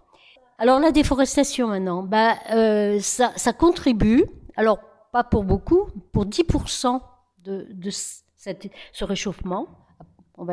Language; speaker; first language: French; native; French